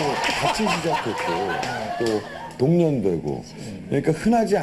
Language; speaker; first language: Korean; native; Korean